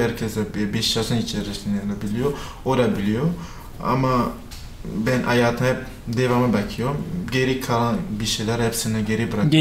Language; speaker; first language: Turkish; non-native, fluent; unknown